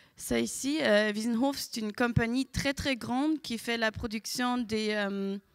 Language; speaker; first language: French; non-native, fluent; German